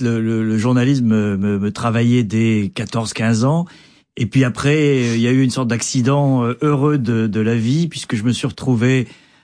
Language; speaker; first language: French; native; French